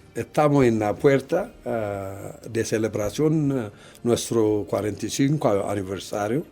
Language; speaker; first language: Spanish; non-native, learner; Amharic